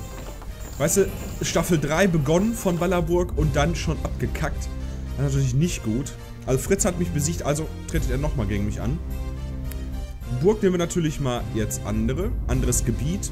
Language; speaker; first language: German; native; German